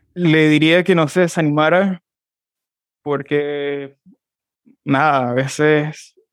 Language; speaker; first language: Spanish; native; Spanish